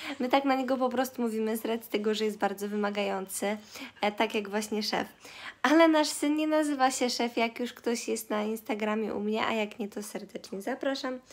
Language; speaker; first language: Polish; native; Polish